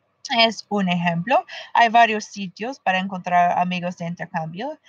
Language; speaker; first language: Spanish; non-native, fluent; English